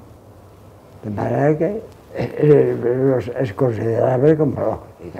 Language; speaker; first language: Spanish; native; Spanish